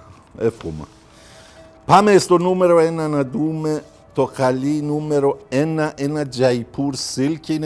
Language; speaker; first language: Greek; non-native, learner; Persian